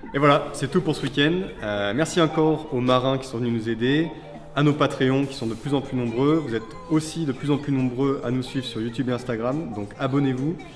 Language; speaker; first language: French; native; French